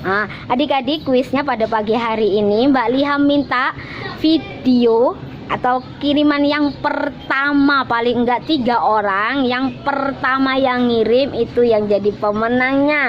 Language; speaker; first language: Indonesian; non-native, local second language; Javanese